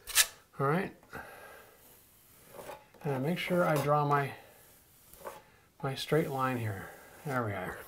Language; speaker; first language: English; native; English